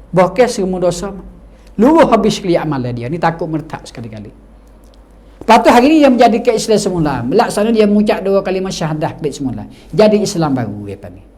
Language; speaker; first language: Malay; native; Malay